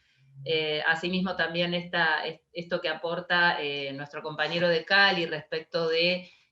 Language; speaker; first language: Spanish; native; Spanish